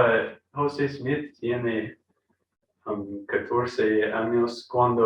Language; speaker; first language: Spanish; non-native, learner; English